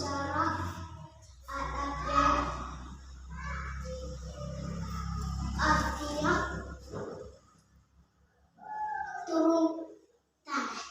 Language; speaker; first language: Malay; non-native, local second language; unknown